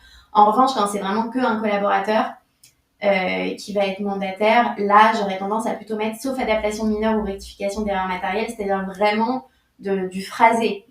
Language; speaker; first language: French; native; French